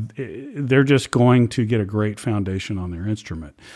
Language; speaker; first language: English; native; English